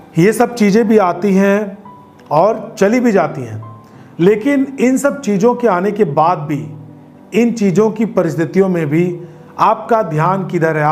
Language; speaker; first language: Hindi; native; Hindi